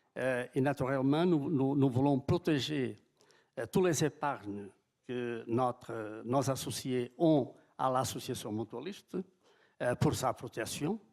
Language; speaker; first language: French; non-native, fluent; Portuguese